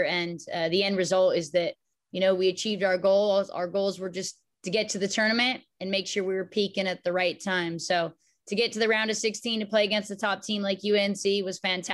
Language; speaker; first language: English; native; English